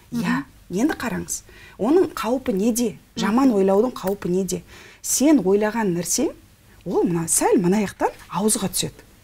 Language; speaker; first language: Kazakh; non-native, local second language; Russian